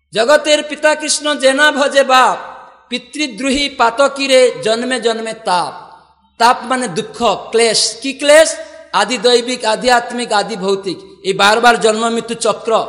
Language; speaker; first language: Bangla; non-native, fluent; Odia